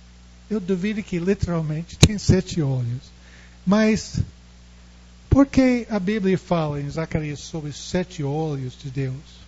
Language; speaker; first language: Portuguese; non-native, fluent; English